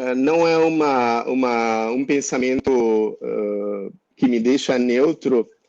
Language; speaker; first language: Portuguese; non-native, fluent; Spanish